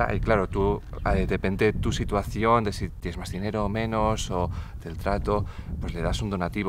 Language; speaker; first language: Spanish; native; Spanish